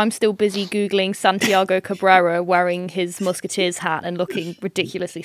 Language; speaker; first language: English; native; English